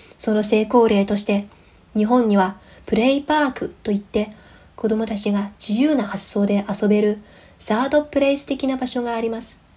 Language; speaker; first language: Japanese; non-native, fluent; Chinese